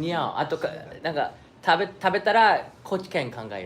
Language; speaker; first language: Japanese; non-native, fluent; English